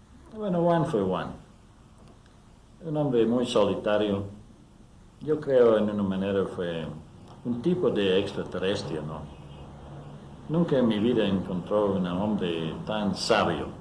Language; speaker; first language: Spanish; non-native, learner; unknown